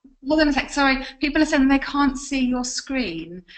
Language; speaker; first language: English; native; English